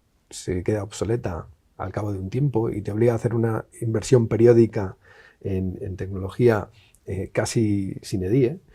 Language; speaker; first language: Spanish; native; Spanish